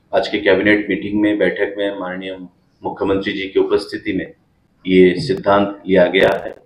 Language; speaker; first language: Hindi; non-native, local second language; Bangla